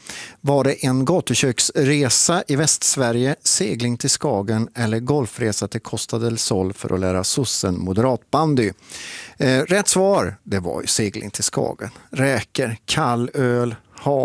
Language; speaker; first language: Swedish; native; Swedish